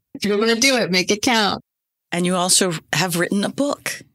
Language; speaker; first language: English; native; English